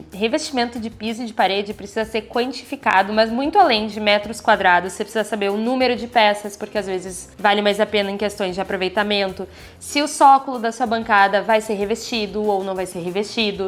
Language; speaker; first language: Portuguese; native; Portuguese